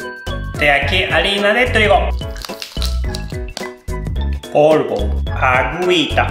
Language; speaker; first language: Spanish; non-native, learner; Japanese